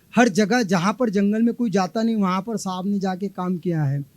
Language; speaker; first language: Hindi; non-native, local second language; Marathi